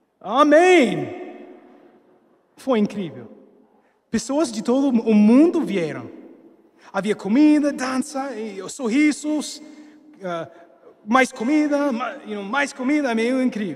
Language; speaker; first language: Portuguese; non-native, fluent; English